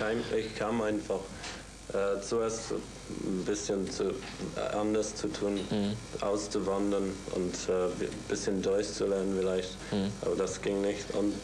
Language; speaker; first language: German; non-native, fluent; English